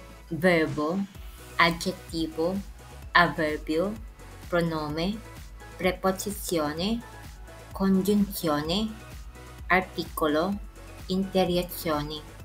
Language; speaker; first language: Italian; non-native, fluent; Filipino